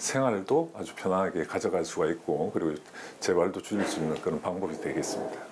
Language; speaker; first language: Korean; native; Korean